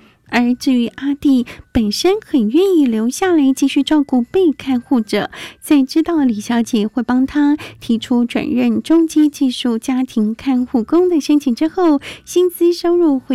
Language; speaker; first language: Chinese; native; Chinese